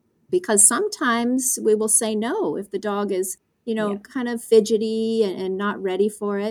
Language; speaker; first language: English; native; English